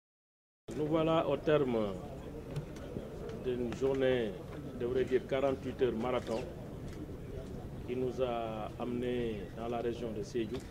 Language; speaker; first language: French; non-native, local second language; Wolof